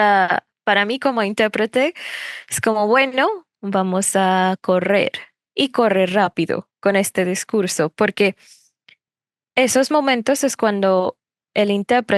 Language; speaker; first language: Spanish; non-native, fluent; English